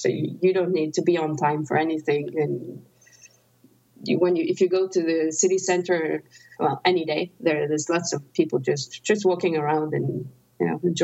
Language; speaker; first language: English; non-native, fluent; Norwegian